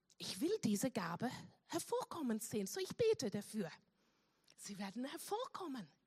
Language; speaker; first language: German; non-native, fluent; English